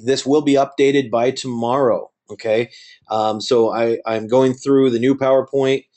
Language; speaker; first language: English; native; English